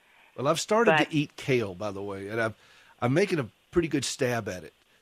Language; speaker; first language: English; native; English